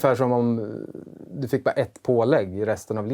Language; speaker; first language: Swedish; native; Swedish